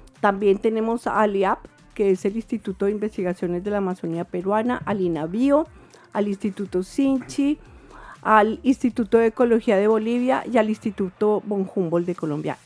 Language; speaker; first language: Spanish; native; Spanish